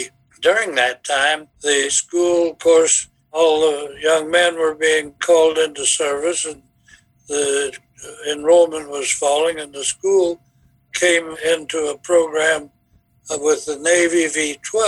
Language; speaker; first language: English; native; English